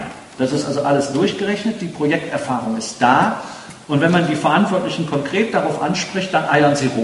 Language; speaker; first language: German; native; German